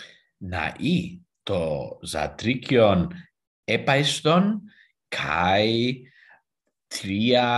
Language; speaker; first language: Greek; non-native, learner; German